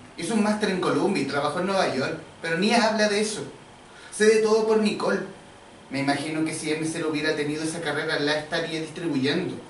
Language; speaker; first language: Spanish; native; Spanish